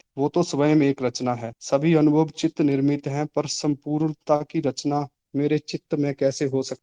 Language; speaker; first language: Hindi; native; Hindi